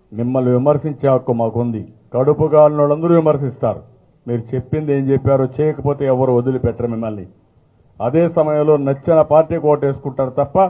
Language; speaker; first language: Telugu; native; Telugu